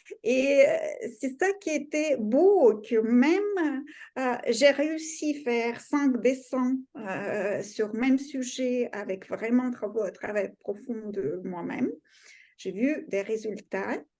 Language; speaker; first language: French; non-native, fluent; Russian